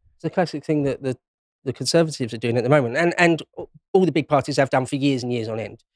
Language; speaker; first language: English; native; English